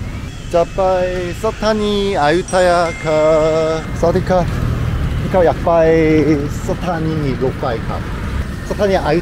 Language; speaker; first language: Thai; non-native, learner; Korean